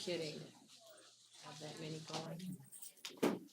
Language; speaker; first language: English; native; English